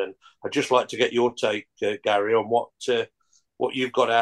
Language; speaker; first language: English; native; English